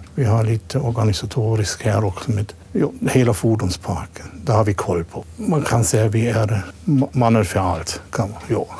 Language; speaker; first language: Swedish; non-native, fluent; German